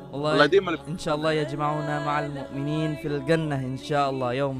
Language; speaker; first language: Arabic; non-native, learner; Indonesian